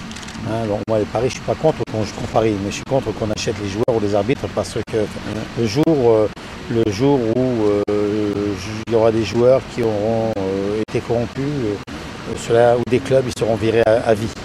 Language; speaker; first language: French; native; French